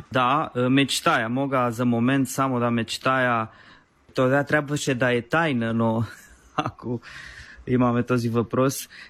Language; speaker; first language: Bulgarian; non-native, learner; Romanian